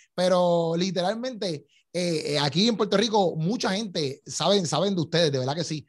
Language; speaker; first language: Spanish; native; Spanish